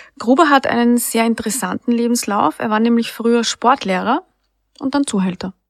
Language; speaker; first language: German; native; German